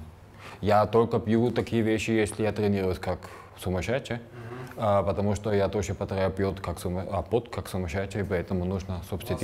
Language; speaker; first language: Russian; non-native, fluent; German